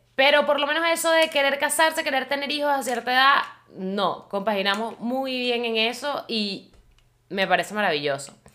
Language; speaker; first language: Spanish; native; Spanish